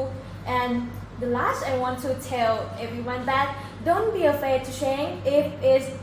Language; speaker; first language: English; non-native, learner; Thai